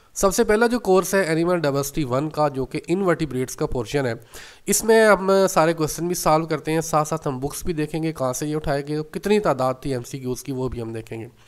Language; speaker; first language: Urdu; non-native, local second language; Punjabi